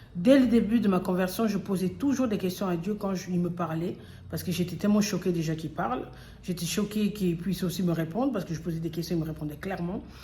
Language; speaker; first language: French; early bilingual, other home language; Lingala